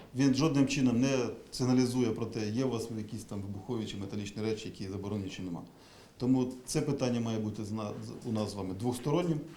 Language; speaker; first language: Ukrainian; native; Ukrainian